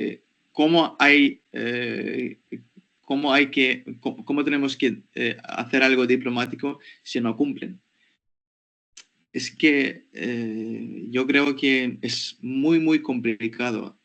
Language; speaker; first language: Spanish; non-native, fluent; Ukrainian